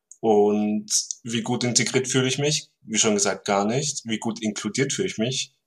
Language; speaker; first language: German; early bilingual, other home language; Turkish